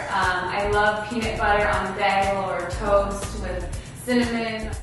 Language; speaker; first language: English; native; English